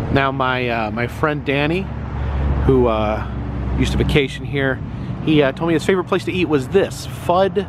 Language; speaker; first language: English; native; English